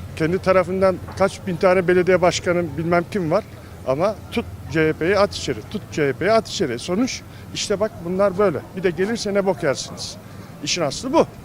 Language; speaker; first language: Turkish; native; Turkish